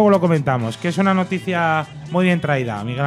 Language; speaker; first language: Spanish; native; Spanish